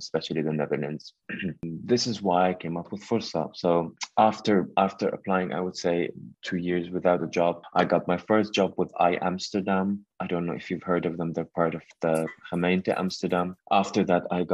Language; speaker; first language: English; non-native, fluent; Arabic